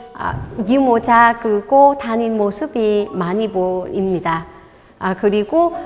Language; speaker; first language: Korean; non-native, learner; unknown